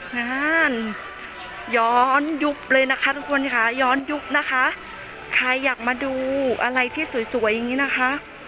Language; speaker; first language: Thai; native; Thai